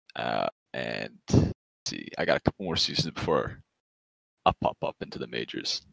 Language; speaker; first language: English; native; English